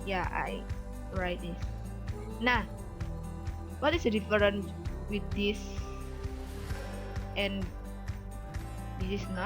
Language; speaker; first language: English; non-native, learner; Indonesian